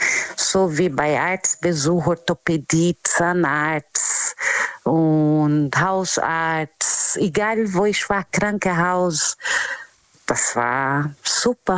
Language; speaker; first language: German; non-native, learner; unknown